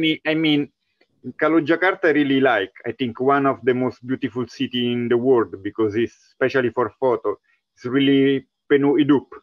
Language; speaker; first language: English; non-native, fluent; Italian